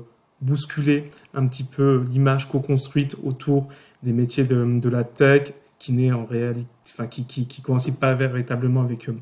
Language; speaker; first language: French; native; French